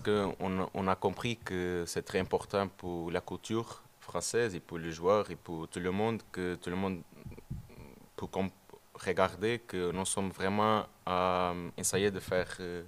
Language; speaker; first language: French; non-native, learner; Portuguese